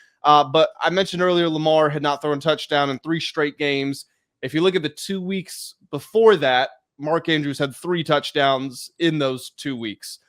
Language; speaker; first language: English; native; English